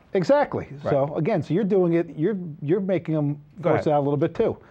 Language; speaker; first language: English; native; English